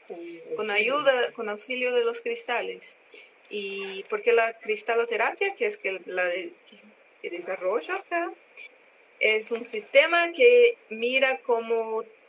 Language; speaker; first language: Spanish; non-native, learner; Portuguese